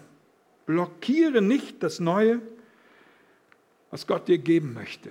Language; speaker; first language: German; native; German